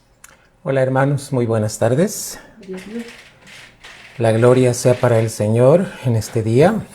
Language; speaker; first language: Spanish; native; Spanish